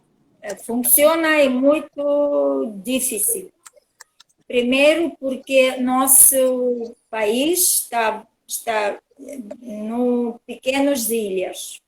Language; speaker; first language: Portuguese; non-native, learner; Russian